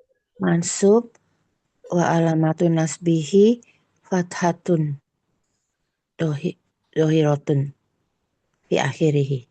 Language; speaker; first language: Arabic; non-native, learner; Indonesian